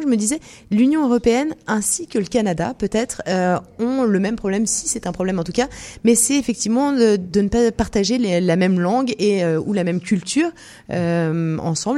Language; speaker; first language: French; native; French